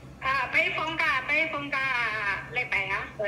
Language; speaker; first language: Cantonese; non-native, learner; Indonesian